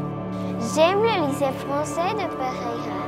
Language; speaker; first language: French; non-native, learner; Spanish